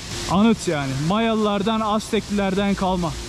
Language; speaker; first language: Turkish; native; Turkish